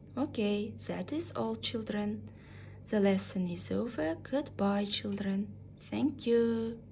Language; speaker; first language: English; non-native, fluent; Kazakh